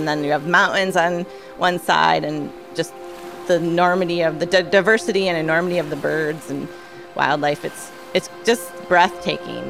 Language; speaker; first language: English; native; English